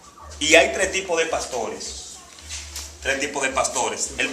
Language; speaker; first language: Spanish; native; Spanish